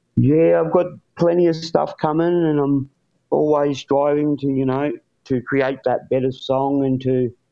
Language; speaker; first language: English; native; English